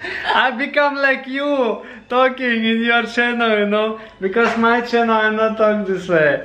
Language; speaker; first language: English; non-native, learner; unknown